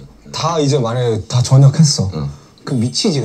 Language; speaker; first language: Korean; native; Korean